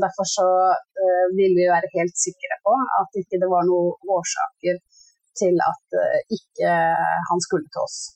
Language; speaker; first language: Norwegian; native; Norwegian